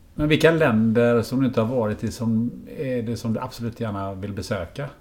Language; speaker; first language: Swedish; native; Swedish